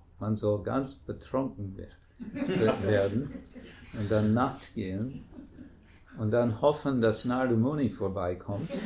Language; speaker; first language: German; non-native, fluent; English